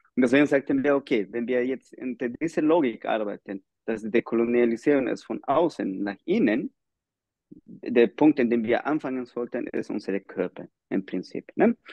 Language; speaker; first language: German; non-native, fluent; Spanish